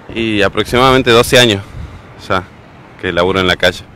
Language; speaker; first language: Spanish; native; Spanish